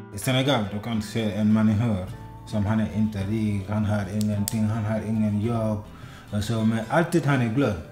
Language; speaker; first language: Swedish; non-native, learner; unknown